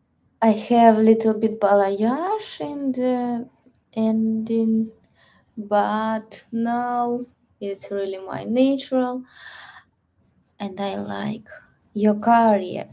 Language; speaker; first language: English; non-native, learner; Russian